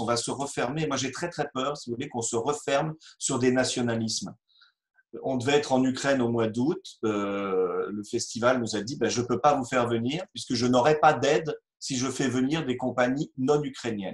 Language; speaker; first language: French; native; French